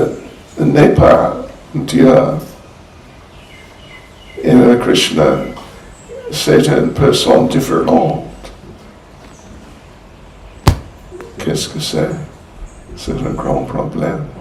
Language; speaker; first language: French; non-native, learner; English